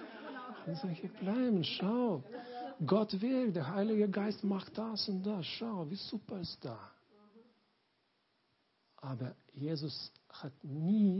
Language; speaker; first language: German; non-native, learner; Lithuanian